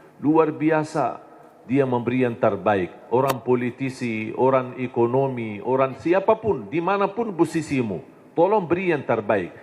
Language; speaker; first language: Indonesian; non-native, fluent; Arabic